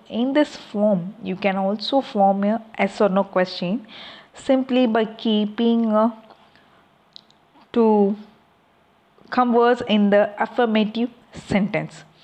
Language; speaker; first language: English; non-native, local second language; Tamil